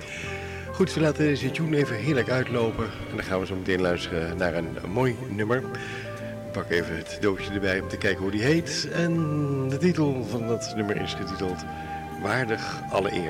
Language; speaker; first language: Dutch; native; Dutch